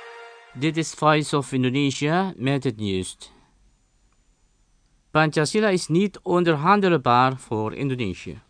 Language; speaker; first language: Dutch; non-native, fluent; Indonesian